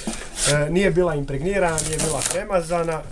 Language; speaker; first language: Croatian; native; Croatian